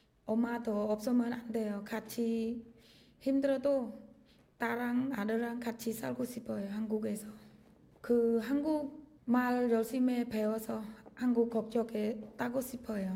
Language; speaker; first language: Korean; non-native, learner; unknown